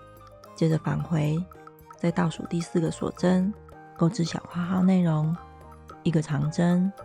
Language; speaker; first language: Chinese; native; Chinese